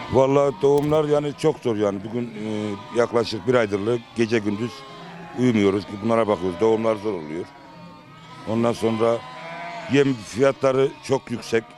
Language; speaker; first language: Turkish; native; Turkish